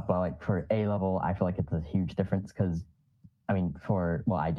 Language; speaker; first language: English; non-native, local second language; Cantonese